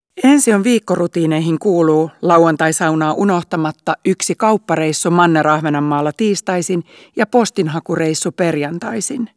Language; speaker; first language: Finnish; native; Finnish